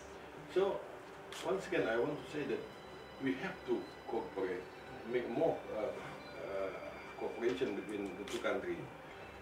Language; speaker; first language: English; non-native, fluent; Indonesian